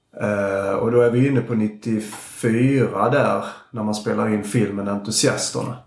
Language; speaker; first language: Swedish; native; Swedish